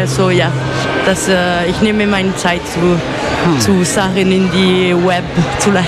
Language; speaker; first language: German; non-native, local second language; Italian